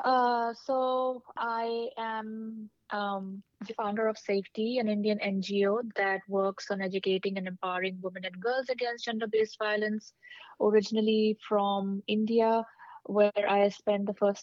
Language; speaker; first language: English; non-native, local second language; Hindi